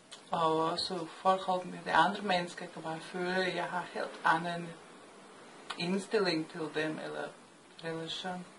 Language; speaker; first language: Danish; non-native, fluent; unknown